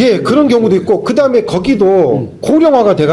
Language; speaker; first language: Korean; native; Korean